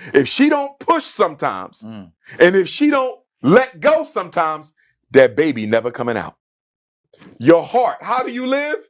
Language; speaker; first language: English; native; English